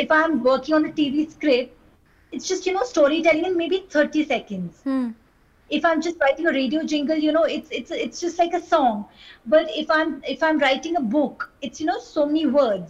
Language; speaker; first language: English; non-native, local second language; Hindi